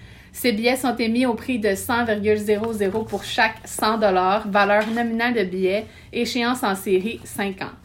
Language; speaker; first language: French; native; French